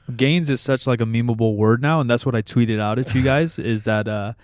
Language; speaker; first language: English; early bilingual, other home language; Spanish